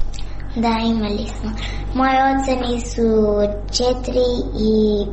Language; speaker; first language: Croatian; early bilingual, other home language; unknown